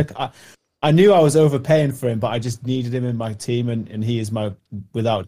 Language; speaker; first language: English; native; English